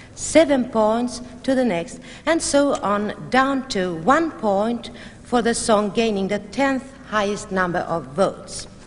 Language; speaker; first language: English; non-native, fluent; Swedish